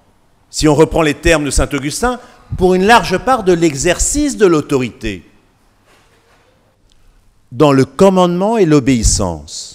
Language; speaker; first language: French; native; French